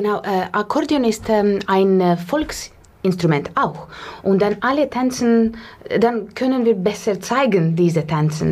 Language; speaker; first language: German; non-native, learner; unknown